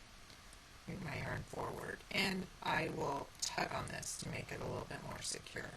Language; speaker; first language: English; native; English